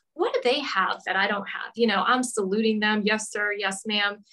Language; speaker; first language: English; native; English